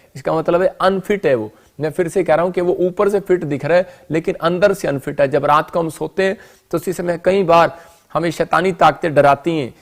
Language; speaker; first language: Hindi; non-native, local second language; Punjabi